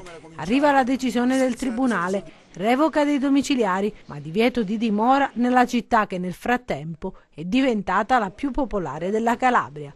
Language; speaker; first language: Italian; native; Italian